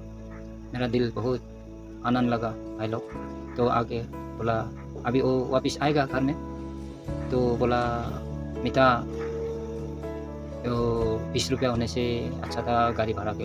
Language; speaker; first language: Hindi; non-native, local second language; Nepali